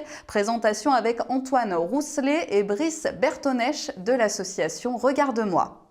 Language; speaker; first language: French; native; French